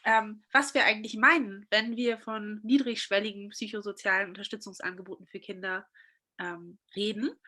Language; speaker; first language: German; native; German